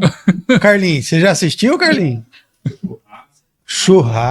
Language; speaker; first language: Portuguese; native; Portuguese